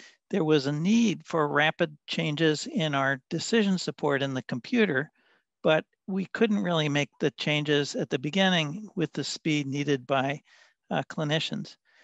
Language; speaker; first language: English; native; English